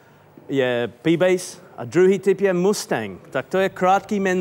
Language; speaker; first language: Czech; non-native, fluent; English